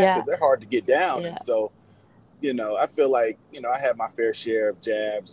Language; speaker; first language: English; native; English